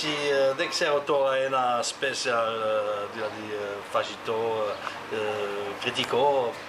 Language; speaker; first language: Greek; non-native, fluent; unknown